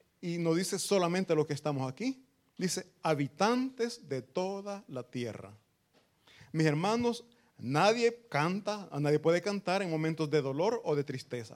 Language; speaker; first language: Spanish; native; Spanish